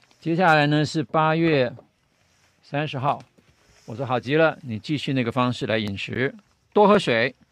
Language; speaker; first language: Chinese; native; Chinese